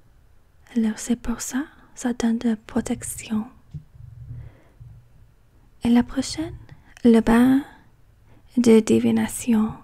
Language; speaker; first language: French; non-native, learner; English